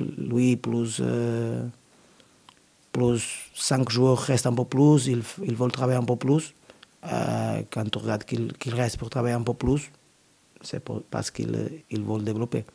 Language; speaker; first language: French; non-native, learner; Portuguese